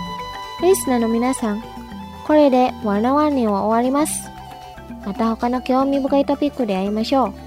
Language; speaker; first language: Japanese; non-native, fluent; Indonesian